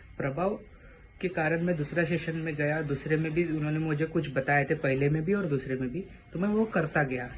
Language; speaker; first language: Hindi; native; Hindi